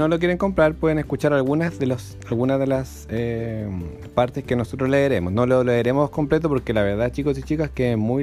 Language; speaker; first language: Spanish; native; Spanish